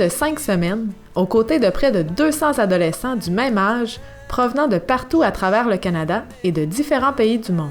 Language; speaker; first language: French; native; French